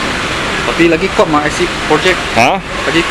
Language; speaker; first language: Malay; non-native, local second language; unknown